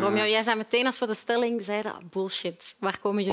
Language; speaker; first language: Dutch; native; Dutch